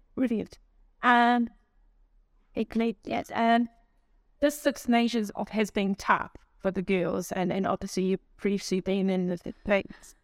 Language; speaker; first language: English; native; English